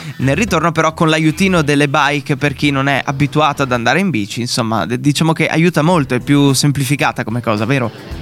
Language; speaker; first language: Italian; native; Italian